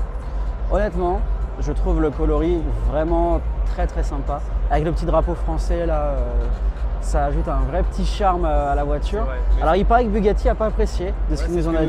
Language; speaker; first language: French; native; French